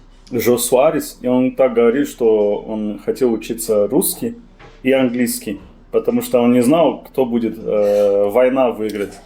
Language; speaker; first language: Russian; non-native, fluent; Portuguese